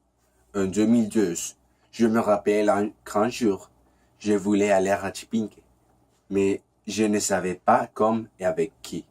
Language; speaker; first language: French; non-native, learner; Spanish